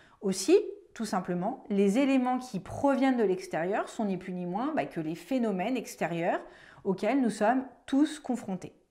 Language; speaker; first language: French; native; French